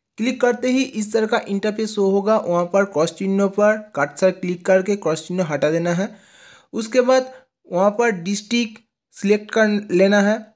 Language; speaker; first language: Hindi; non-native, local second language; Bangla